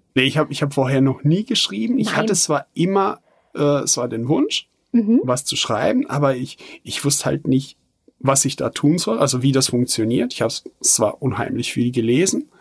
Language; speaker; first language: German; non-native, fluent; Bosnian